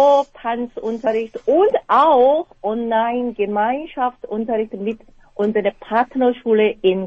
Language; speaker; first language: German; non-native, fluent; Korean